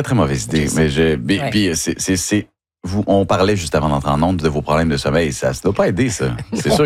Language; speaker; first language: French; native; French